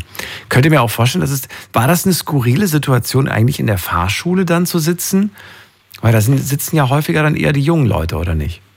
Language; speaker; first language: German; native; German